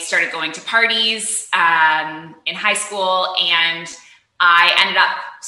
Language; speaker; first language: English; native; English